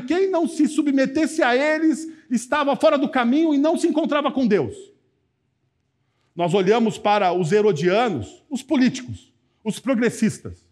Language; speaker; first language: Portuguese; native; Portuguese